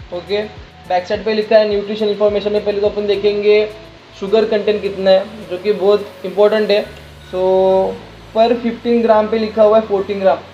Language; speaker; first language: Hindi; non-native, local second language; Marathi